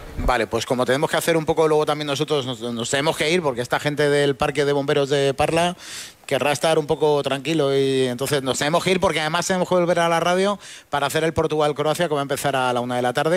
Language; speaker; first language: Spanish; native; Spanish